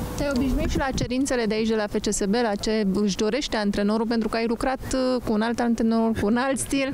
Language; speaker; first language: Romanian; native; Romanian